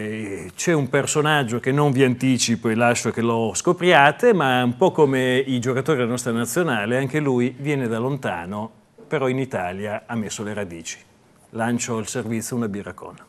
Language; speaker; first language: Italian; native; Italian